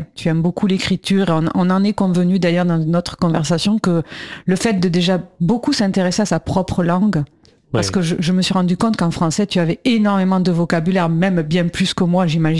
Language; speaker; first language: French; native; French